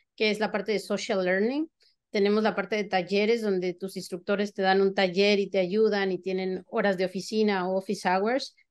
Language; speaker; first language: Spanish; native; Spanish